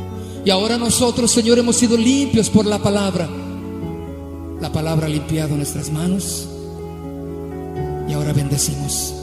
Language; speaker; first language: Spanish; native; Spanish